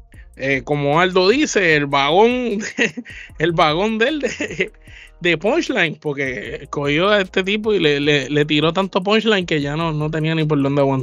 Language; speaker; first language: Spanish; native; Spanish